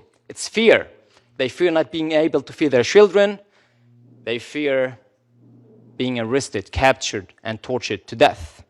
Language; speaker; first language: English; non-native, local second language; Arabic